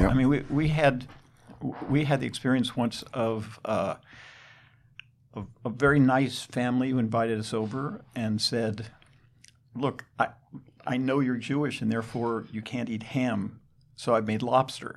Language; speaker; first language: English; native; English